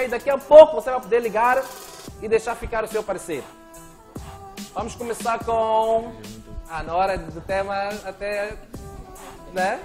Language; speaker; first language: Portuguese; native; Portuguese